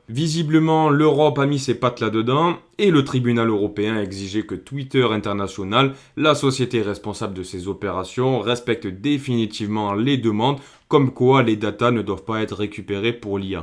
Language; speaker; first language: French; native; French